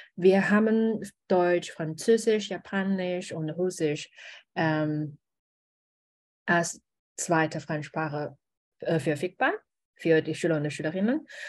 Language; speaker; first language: German; non-native, learner; Chinese